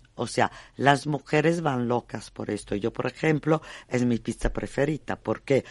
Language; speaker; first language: Spanish; non-native, fluent; Italian